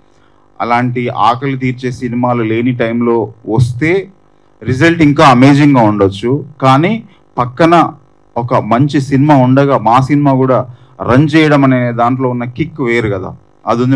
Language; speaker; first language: Telugu; native; Telugu